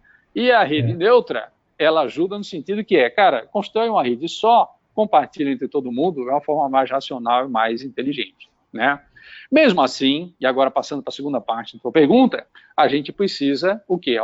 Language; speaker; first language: Portuguese; native; Portuguese